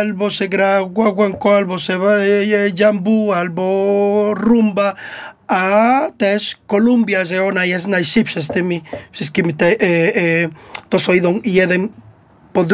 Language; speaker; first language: Polish; non-native, learner; Spanish